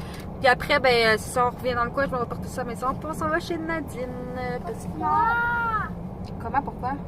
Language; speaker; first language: French; native; French